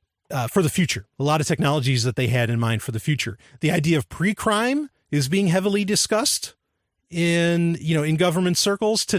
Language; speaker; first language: English; native; English